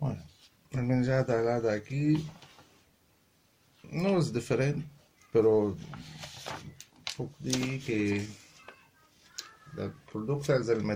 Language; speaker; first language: Catalan; non-native, fluent; Arabic